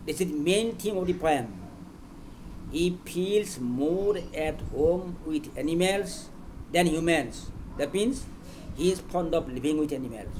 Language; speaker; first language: English; non-native, local second language; Assamese